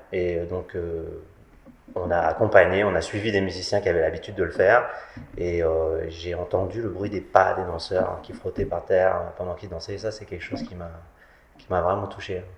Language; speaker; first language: French; native; French